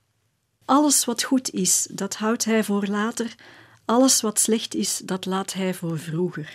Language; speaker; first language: Dutch; native; Dutch